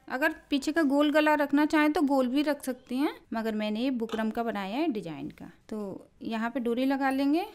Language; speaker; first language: Hindi; native; Hindi